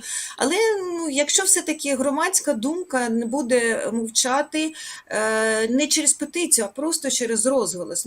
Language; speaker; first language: Ukrainian; native; Ukrainian